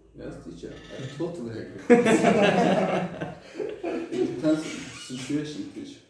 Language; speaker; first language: English; non-native, learner; Turkish